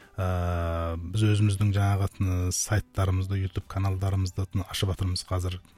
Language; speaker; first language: Kazakh; native; Kazakh